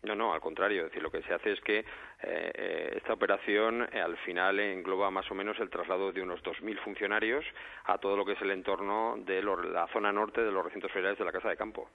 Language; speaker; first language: Spanish; native; Spanish